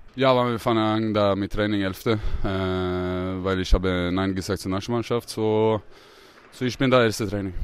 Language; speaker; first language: German; non-native, learner; Swedish